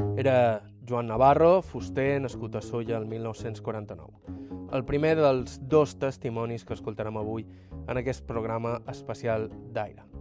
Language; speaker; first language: Catalan; native; Catalan